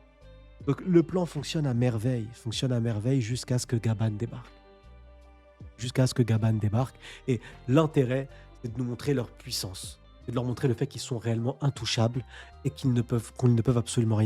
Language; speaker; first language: French; native; French